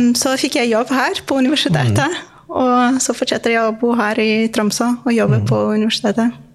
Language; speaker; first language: Norwegian; non-native, fluent; Ukrainian